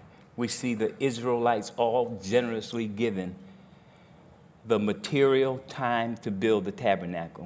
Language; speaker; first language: English; native; English